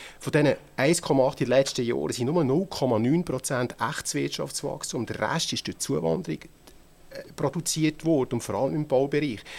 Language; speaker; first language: German; native; German